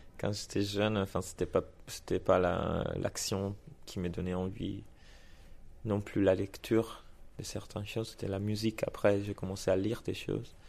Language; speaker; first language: French; native; French